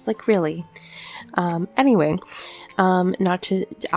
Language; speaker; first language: English; native; English